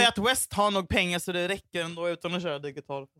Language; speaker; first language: Swedish; native; Swedish